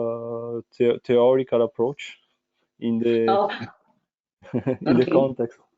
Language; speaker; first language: English; non-native, fluent; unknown